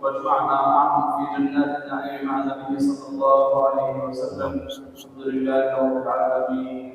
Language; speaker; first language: Arabic; native; Arabic